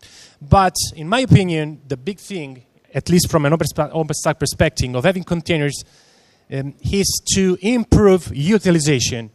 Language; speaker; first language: English; non-native, fluent; Italian